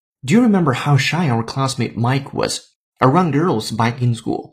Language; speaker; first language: English; non-native, fluent; Chinese